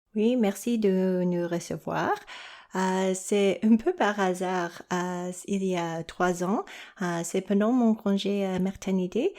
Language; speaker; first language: French; non-native, local second language; English